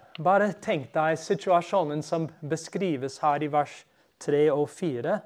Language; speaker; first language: Norwegian; non-native, fluent; English